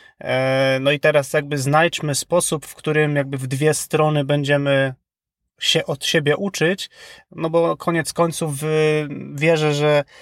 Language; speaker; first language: Polish; native; Polish